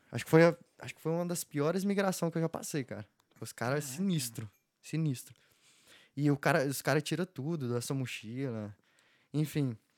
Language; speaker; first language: Portuguese; native; Portuguese